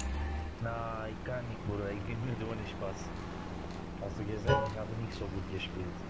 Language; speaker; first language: German; non-native, learner; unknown